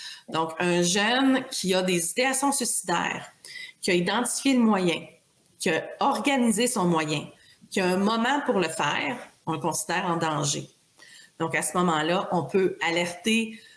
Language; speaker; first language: French; native; French